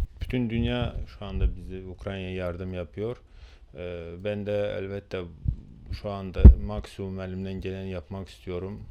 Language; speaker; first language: Turkish; non-native, fluent; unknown